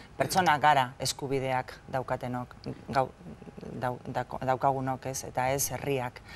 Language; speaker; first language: Basque; non-native, local second language; Spanish